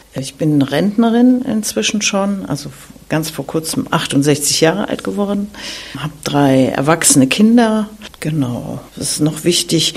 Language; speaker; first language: German; native; German